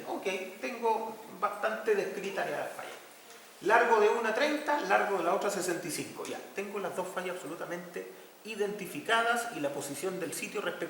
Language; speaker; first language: Spanish; native; Spanish